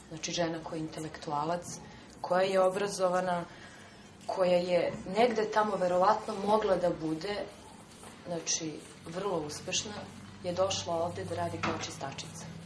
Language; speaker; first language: Serbian; non-native, fluent; Armenian